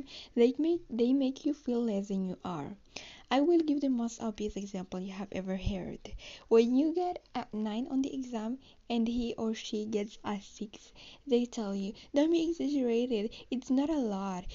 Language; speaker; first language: English; non-native, learner; Spanish